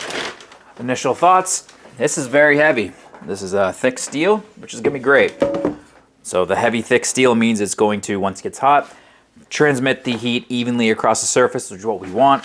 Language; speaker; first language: English; native; English